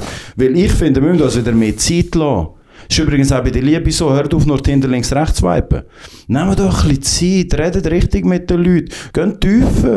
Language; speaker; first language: German; native; German